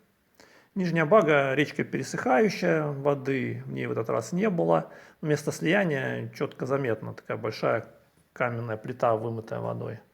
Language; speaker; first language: Russian; native; Russian